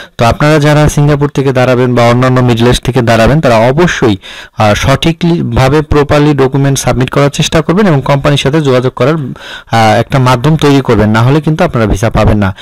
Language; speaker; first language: Bangla; native; Bangla